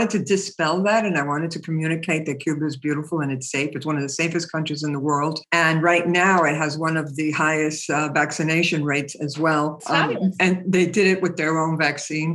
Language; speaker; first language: English; native; English